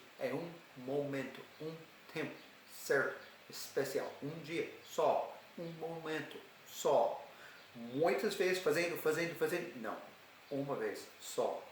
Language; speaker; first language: Portuguese; non-native, learner; English